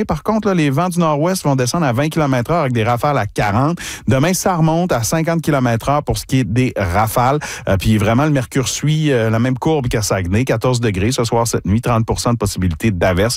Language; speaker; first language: French; native; French